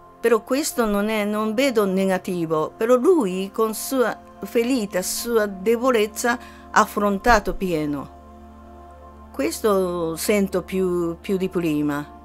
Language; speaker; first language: Italian; non-native, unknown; Japanese